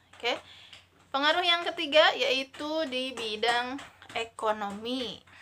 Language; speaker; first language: Indonesian; native; Indonesian